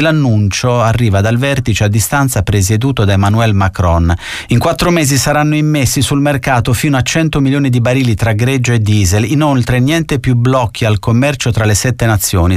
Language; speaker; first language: Italian; native; Italian